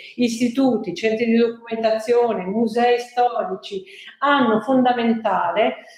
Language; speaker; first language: Italian; native; Italian